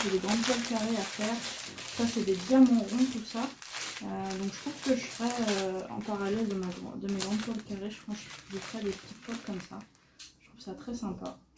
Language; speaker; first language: French; native; French